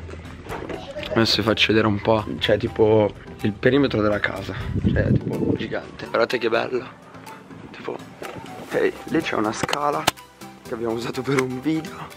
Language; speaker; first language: Italian; native; Italian